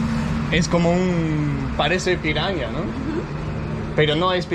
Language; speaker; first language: Spanish; non-native, learner; Danish